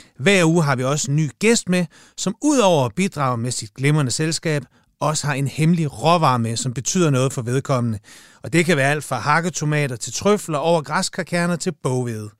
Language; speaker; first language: Danish; native; Danish